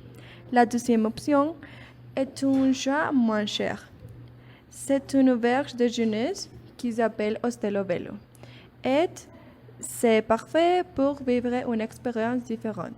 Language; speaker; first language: French; non-native, learner; Spanish